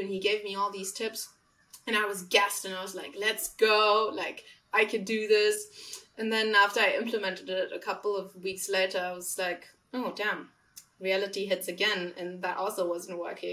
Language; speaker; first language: English; non-native, fluent; German